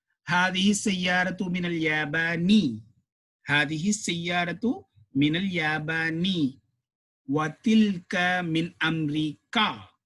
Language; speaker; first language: Arabic; non-native, fluent; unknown